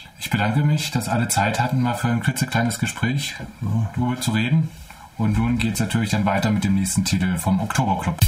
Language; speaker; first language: German; native; German